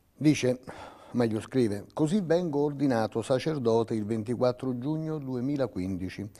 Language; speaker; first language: Italian; native; Italian